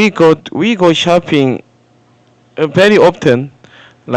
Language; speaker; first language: English; non-native, fluent; Korean